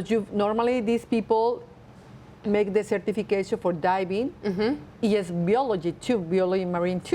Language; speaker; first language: English; non-native, learner; Spanish